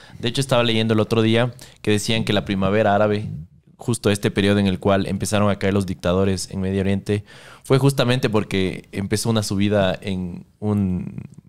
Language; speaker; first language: Spanish; native; Spanish